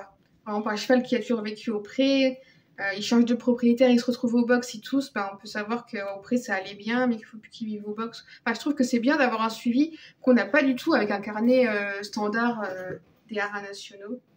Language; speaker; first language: French; native; French